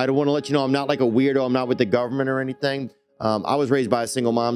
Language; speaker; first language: English; native; English